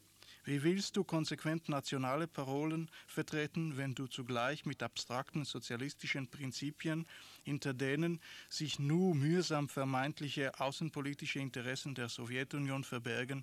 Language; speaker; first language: German; non-native, fluent; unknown